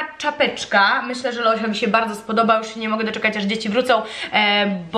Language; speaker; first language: Polish; native; Polish